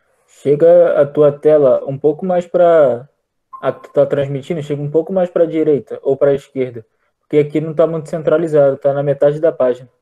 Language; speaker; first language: Portuguese; native; Portuguese